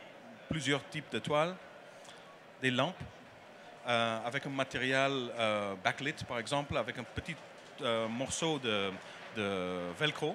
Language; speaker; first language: French; non-native, learner; Dutch